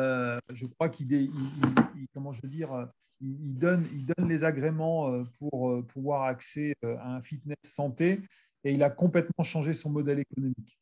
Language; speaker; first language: French; native; French